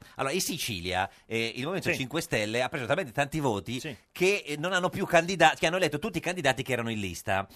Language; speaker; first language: Italian; native; Italian